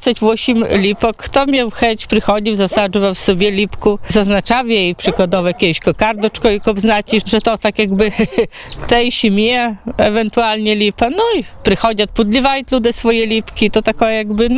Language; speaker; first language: Polish; non-native, local second language; Ukrainian